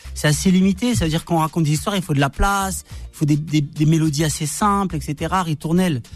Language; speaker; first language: French; native; French